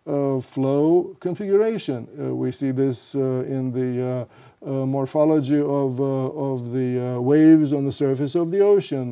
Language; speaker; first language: English; non-native, fluent; Romanian